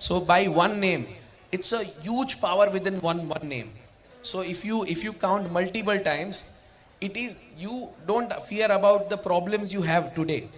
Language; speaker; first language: English; non-native, local second language; Gujarati